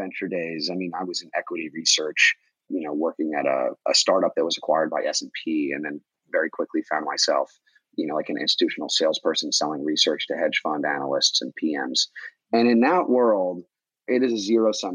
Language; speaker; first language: English; native; English